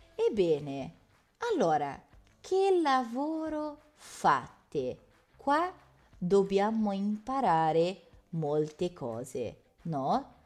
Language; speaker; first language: Italian; non-native, fluent; Portuguese